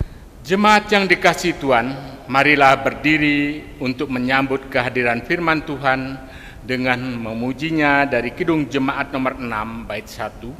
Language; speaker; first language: Indonesian; native; Indonesian